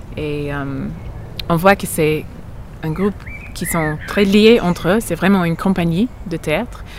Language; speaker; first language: French; non-native, fluent; English